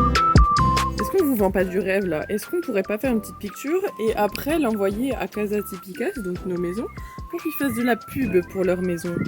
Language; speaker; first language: French; native; French